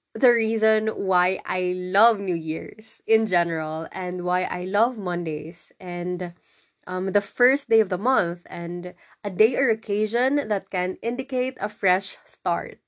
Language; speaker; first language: English; non-native, local second language; Cebuano